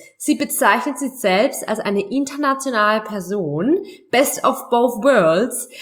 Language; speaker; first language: German; native; German